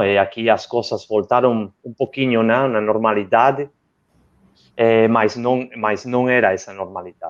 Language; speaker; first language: Portuguese; non-native, learner; Spanish